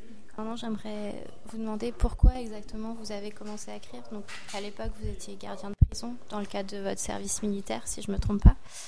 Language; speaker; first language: French; native; French